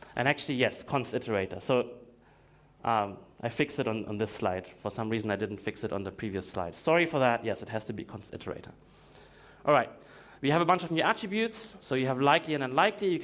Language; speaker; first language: English; non-native, fluent; Russian